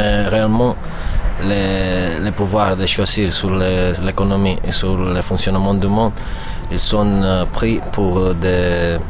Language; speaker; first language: French; non-native, learner; Italian